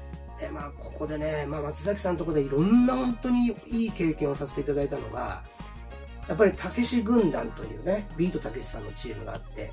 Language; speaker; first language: Japanese; native; Japanese